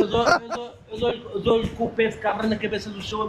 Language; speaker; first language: Portuguese; native; Portuguese